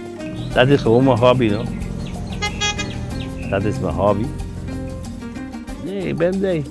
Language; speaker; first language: Dutch; non-native, local second language; Papiamento